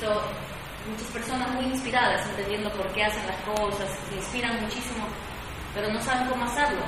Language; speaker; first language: Spanish; native; Spanish